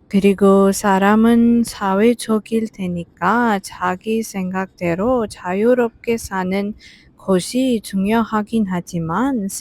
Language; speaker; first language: Korean; non-native, fluent; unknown